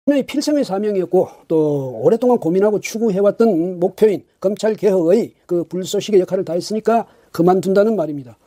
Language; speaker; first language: Korean; native; Korean